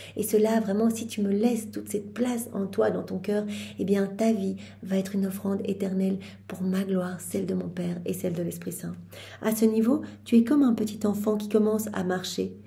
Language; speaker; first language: French; native; French